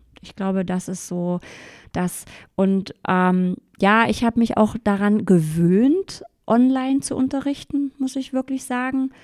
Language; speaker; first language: German; native; German